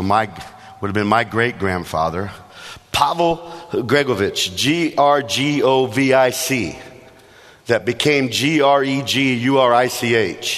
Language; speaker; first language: English; native; English